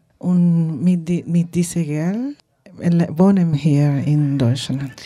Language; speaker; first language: German; non-native, learner; Spanish